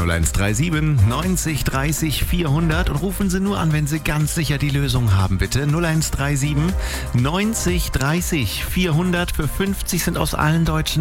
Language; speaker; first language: German; native; German